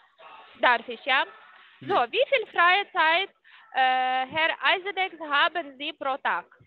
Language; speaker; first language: German; non-native, fluent; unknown